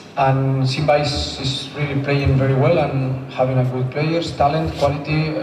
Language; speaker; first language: English; non-native, fluent; Spanish